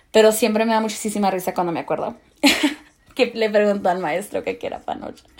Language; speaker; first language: Spanish; early bilingual, heritage; Spanish